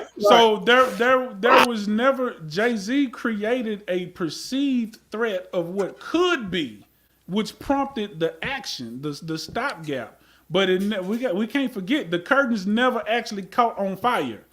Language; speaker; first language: English; native; English